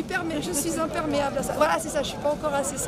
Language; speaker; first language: French; native; French